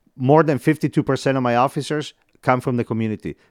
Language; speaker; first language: English; non-native, fluent; Italian